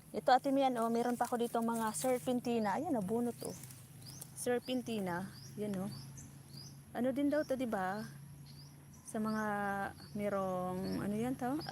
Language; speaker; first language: Filipino; non-native, local second language; Bikol